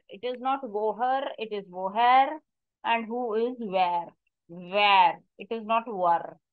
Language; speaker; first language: English; non-native, local second language; Hindi